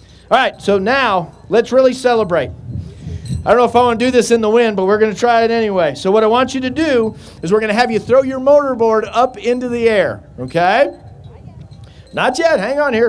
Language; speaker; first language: English; native; English